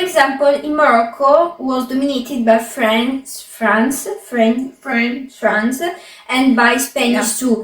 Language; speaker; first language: English; non-native, fluent; Arabic